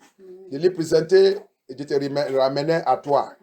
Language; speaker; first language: French; non-native, learner; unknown